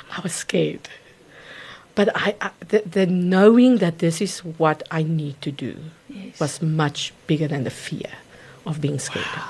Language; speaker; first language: English; non-native, local second language; Afrikaans